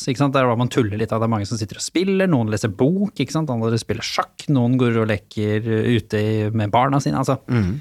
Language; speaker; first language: Norwegian; native; Norwegian